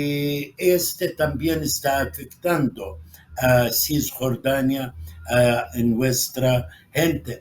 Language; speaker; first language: Spanish; non-native, fluent; Arabic